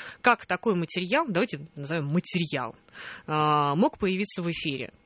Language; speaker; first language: Russian; native; Russian